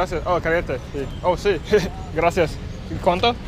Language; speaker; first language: Spanish; non-native, learner; English